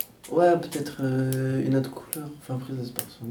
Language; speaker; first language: French; native; French